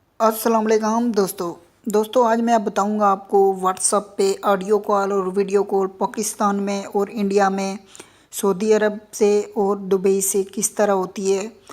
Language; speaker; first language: Urdu; non-native, local second language; Punjabi